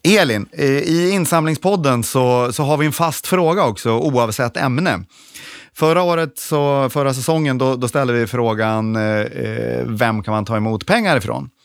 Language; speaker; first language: Swedish; native; Swedish